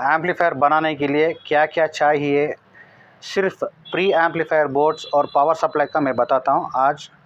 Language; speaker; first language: Hindi; non-native, local second language; Telugu